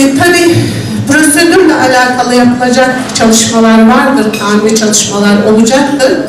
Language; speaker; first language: Turkish; non-native, local second language; Adyghe